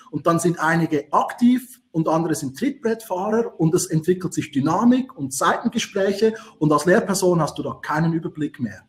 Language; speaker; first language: German; native; German